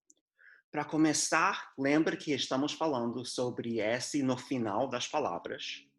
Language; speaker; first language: Portuguese; non-native, fluent; English